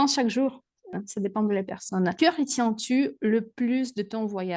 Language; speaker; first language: French; non-native, fluent; Russian